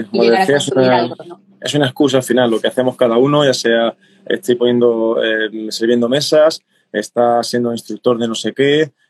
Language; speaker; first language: Spanish; native; Spanish